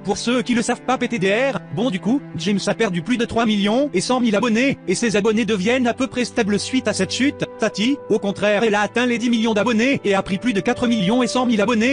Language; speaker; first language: French; native; French